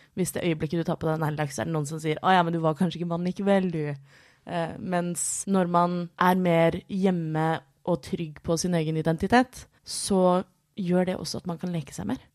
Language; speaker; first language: Norwegian; native; Norwegian